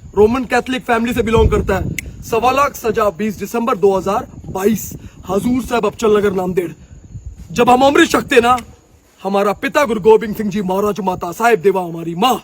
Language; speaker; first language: Hindi; non-native, local second language; Punjabi